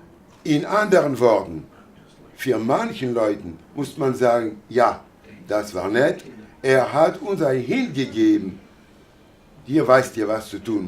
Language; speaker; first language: German; non-native, fluent; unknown